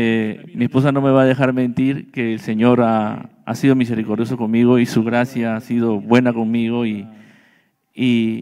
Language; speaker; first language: Spanish; native; Spanish